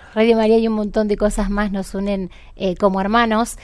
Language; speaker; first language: Spanish; native; Spanish